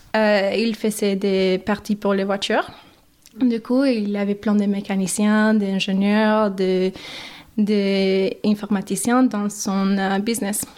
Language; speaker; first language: French; non-native, fluent; English